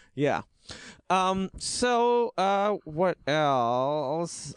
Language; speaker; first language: English; non-native, local second language; Urdu